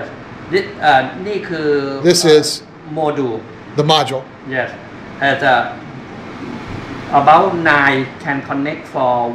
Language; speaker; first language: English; non-native, learner; Thai